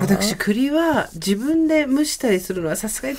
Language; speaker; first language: Japanese; native; Japanese